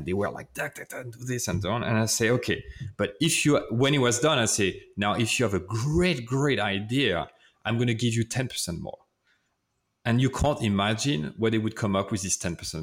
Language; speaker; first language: English; non-native, fluent; French